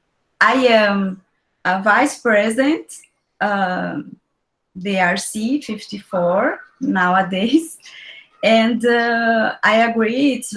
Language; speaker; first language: English; non-native, learner; Portuguese